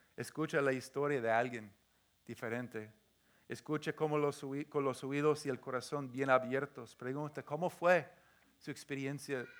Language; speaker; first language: Spanish; non-native, fluent; English